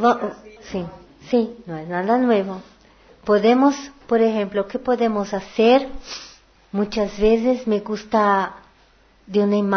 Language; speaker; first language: Portuguese; non-native, learner; Spanish